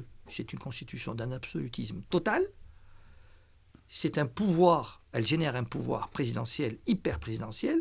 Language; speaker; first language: French; non-native, local second language; Arabic